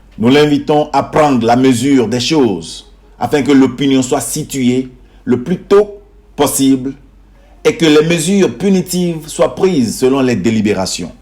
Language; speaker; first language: French; native; French